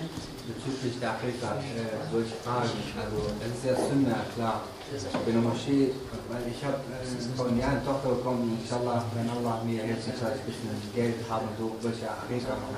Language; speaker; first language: German; non-native, learner; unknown